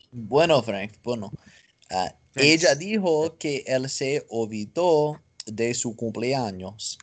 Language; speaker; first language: Spanish; non-native, learner; English